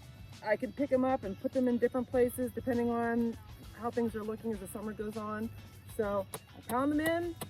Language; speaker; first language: English; native; English